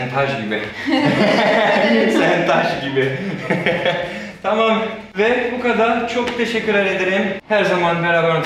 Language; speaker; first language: Turkish; non-native, learner; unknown